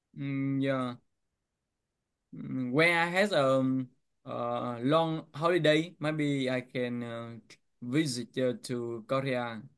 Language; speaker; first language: English; non-native, learner; Vietnamese